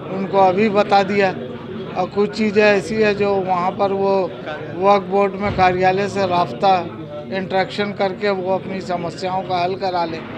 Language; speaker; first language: Hindi; native; Hindi